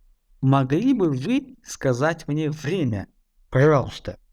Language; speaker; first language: Russian; non-native, fluent; Tajik